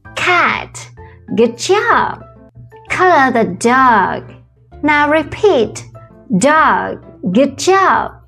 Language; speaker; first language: English; non-native, fluent; Vietnamese